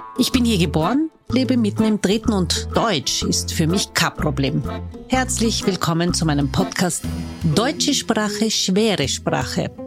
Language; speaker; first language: German; native; German